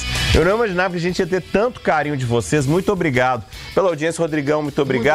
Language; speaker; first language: Portuguese; native; Portuguese